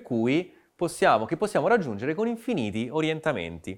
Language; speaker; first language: Italian; native; Italian